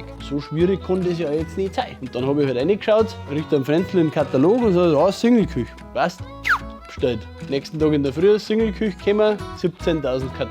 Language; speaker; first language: German; native; German